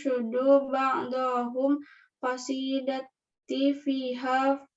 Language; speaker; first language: Arabic; non-native, learner; Indonesian